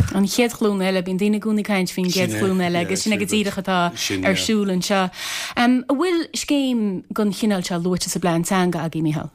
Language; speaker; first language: Irish; native; Irish